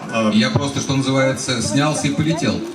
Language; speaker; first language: Russian; native; Russian